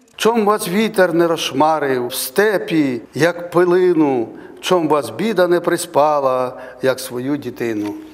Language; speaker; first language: Ukrainian; native; Ukrainian